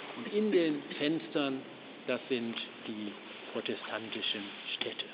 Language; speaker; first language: German; native; German